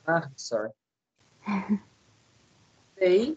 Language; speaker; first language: English; non-native, learner; Portuguese